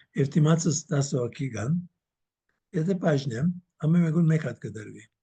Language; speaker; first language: Armenian; early bilingual, heritage; Armenian